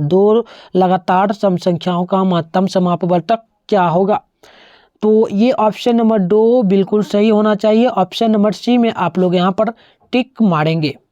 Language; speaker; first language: Hindi; native; Hindi